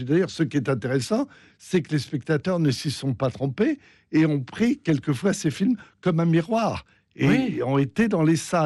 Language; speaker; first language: French; native; French